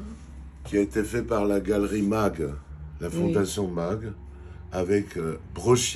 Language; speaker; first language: French; non-native, fluent; Georgian